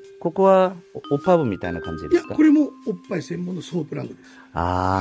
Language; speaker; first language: Japanese; native; Japanese